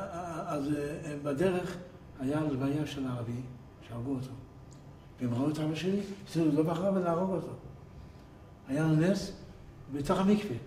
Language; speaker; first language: Hebrew; early bilingual, other home language; Yiddish